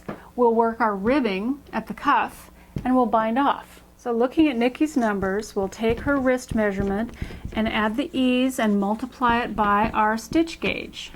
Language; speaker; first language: English; native; English